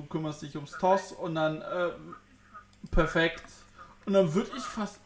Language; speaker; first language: German; native; German